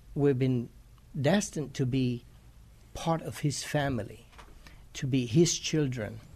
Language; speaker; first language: English; non-native, fluent; Romanian